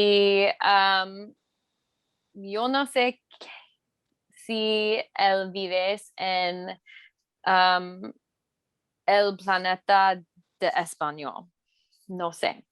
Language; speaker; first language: Spanish; non-native, learner; English